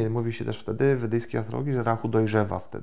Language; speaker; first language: Polish; native; Polish